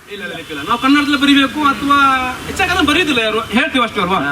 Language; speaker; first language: Kannada; non-native, local second language; Konkani